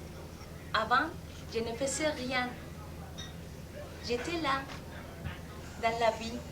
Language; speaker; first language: French; non-native, fluent; Spanish